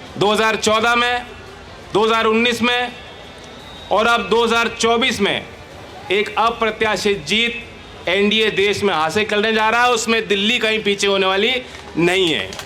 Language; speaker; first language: Hindi; native; Hindi